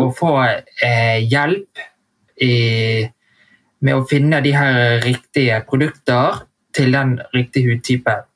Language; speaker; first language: Norwegian; early bilingual, heritage; Vietnamese